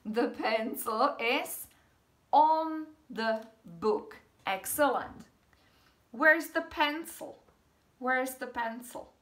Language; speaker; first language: English; non-native, fluent; Czech